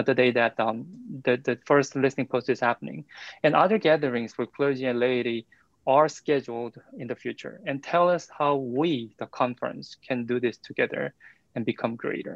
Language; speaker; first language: English; non-native, fluent; Korean